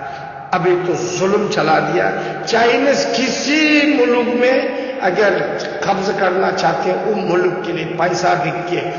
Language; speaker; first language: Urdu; non-native, learner; Uyghur